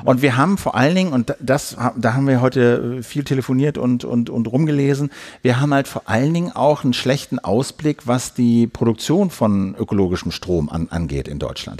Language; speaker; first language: German; native; German